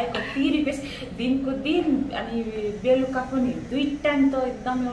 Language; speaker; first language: Nepali; non-native, local second language; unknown